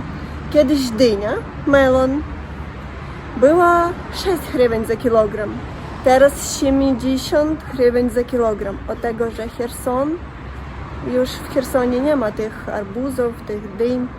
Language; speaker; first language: Polish; non-native, learner; Russian